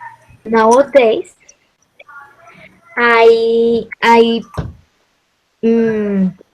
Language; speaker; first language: English; non-native, learner; Spanish